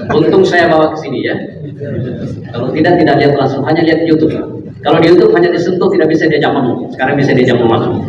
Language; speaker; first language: Indonesian; native; Indonesian